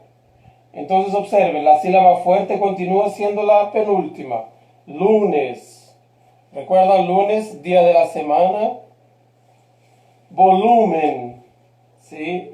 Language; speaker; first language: Spanish; non-native, fluent; Portuguese